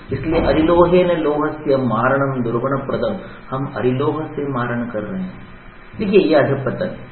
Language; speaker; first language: Hindi; non-native, local second language; Marathi